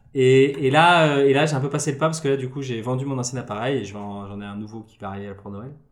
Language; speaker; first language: French; native; French